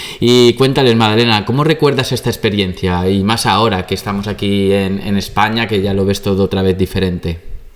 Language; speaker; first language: Spanish; native; Spanish